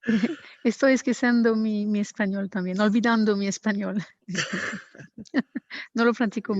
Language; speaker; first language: Spanish; non-native, learner; Portuguese